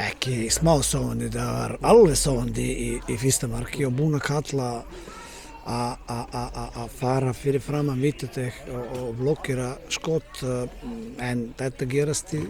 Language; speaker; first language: Icelandic; non-native, learner; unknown